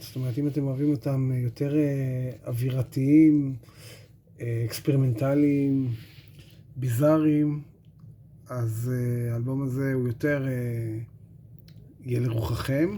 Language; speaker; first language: Hebrew; native; Hebrew